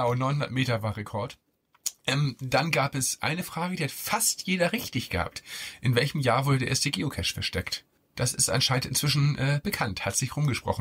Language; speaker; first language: German; native; German